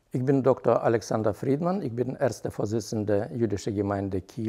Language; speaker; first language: German; non-native, fluent; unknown